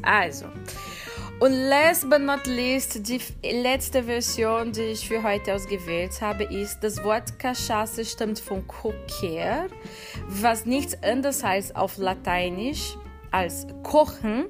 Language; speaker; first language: German; non-native, fluent; Portuguese